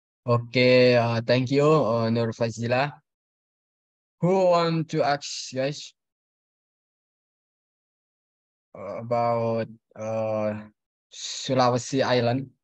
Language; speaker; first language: English; non-native, learner; Indonesian